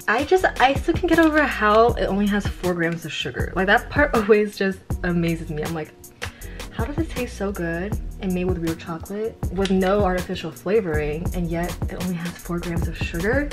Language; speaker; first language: English; early bilingual, other home language; Chinese